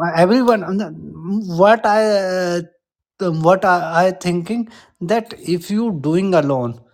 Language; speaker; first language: English; non-native, local second language; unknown